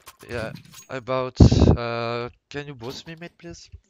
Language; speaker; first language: English; non-native, fluent; French